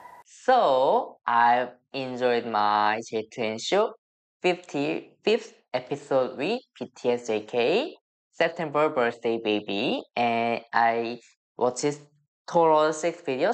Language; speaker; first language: English; non-native, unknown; Korean